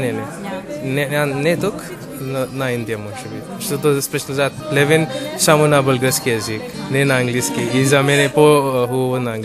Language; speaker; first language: Bulgarian; non-native, learner; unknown